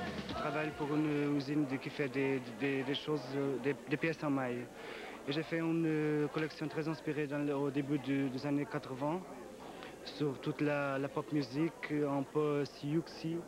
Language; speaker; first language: French; non-native, fluent; Portuguese